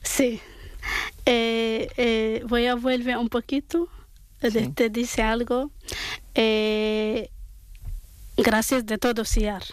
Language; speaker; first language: Spanish; non-native, learner; Arabic